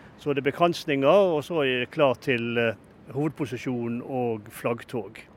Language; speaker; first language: Norwegian; native; Norwegian